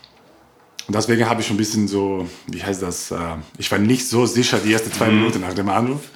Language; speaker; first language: German; non-native, learner; Croatian